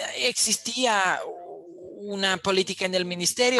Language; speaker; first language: Spanish; non-native, fluent; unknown